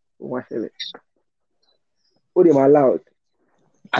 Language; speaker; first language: English; non-native, local second language; Yoruba